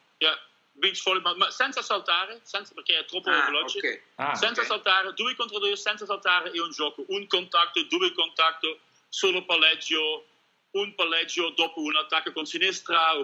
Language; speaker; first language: Italian; non-native, learner; Dutch